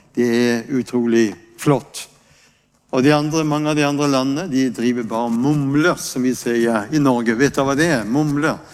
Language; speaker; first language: Norwegian; native; Norwegian